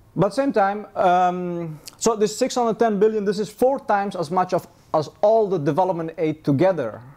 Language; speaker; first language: English; non-native, fluent; Persian